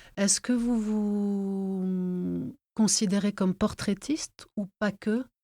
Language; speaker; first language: French; native; French